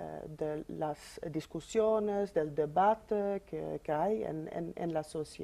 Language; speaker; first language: Spanish; non-native, fluent; Dutch